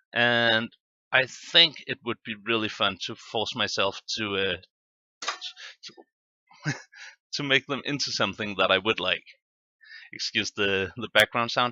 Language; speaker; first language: English; non-native, fluent; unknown